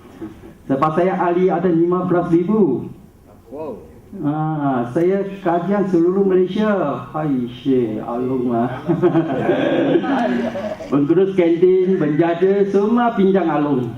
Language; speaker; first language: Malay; non-native, local second language; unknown